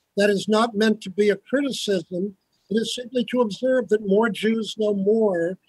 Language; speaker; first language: English; native; English